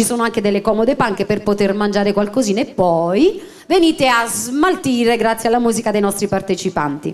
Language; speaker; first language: Italian; native; Italian